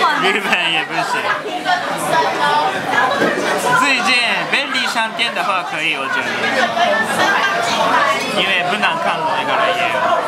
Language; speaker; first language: Chinese; non-native, learner; Japanese